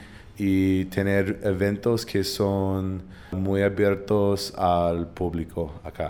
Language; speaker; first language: Spanish; non-native, fluent; English